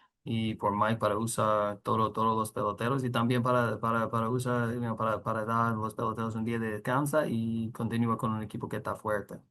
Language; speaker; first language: Spanish; non-native, learner; English